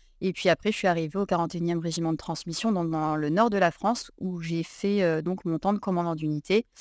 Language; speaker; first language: French; native; French